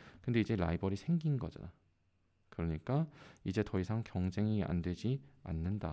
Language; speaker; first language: Korean; native; Korean